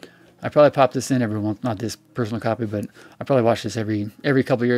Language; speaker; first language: English; native; English